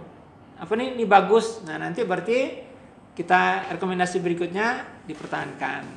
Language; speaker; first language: Indonesian; native; Indonesian